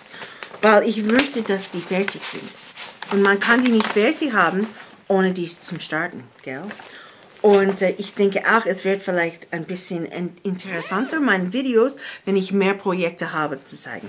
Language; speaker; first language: German; non-native, fluent; English